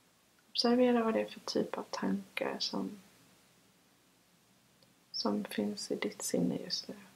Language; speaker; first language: Swedish; native; Swedish